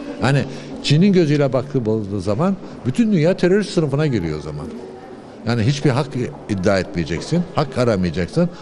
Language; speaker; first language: Turkish; early bilingual, other home language; Uyghur